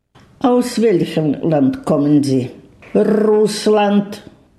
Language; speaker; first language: German; non-native, learner; Russian